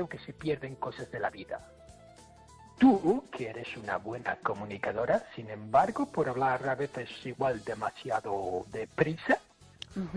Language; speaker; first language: Spanish; non-native, fluent; English